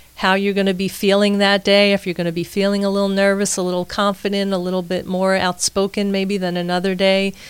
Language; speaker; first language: English; native; English